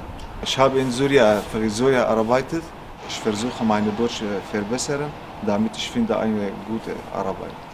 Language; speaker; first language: German; non-native, learner; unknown